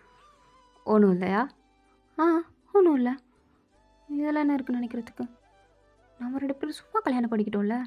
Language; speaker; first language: Tamil; native; Tamil